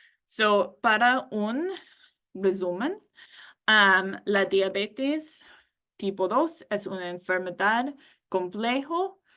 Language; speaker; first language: Spanish; non-native, learner; English